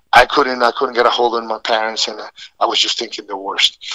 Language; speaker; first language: English; non-native, fluent; Spanish